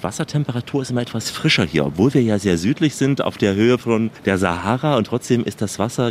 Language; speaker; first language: German; native; German